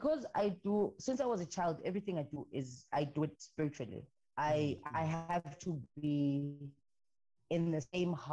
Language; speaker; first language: English; non-native, local second language; Xhosa